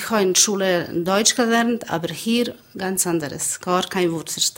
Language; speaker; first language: German; non-native, learner; Bosnian